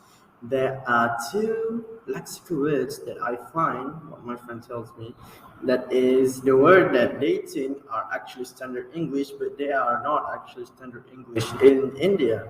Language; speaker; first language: English; non-native, local second language; Malay